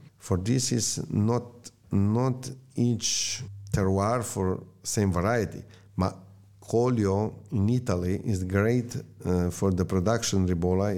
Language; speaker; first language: English; non-native, learner; Slovenian